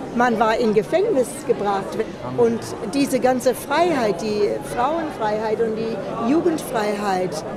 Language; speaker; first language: German; non-native, fluent; English